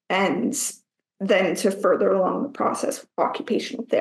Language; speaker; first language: English; native; English